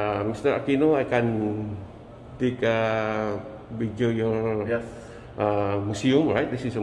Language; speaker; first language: English; non-native, learner; Filipino